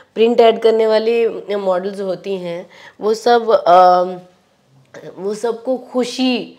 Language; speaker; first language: Hindi; native; Hindi